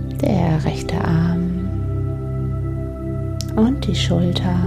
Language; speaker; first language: German; native; German